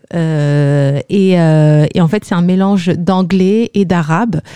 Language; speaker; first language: French; non-native, local second language; Kabyle